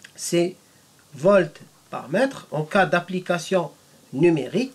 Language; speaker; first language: French; non-native, local second language; Arabic